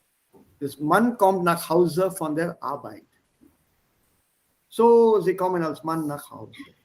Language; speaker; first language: German; non-native, fluent; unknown